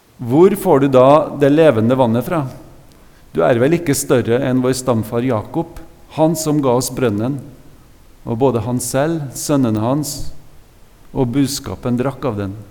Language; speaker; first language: Norwegian; native; Norwegian